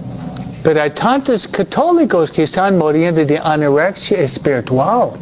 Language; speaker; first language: Spanish; non-native, fluent; English